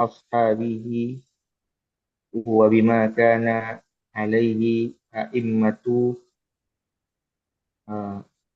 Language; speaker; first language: Arabic; non-native, learner; Indonesian